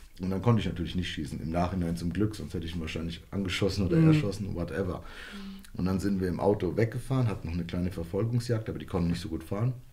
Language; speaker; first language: German; early bilingual, other home language; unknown